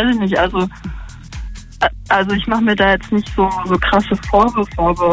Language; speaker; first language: German; native; German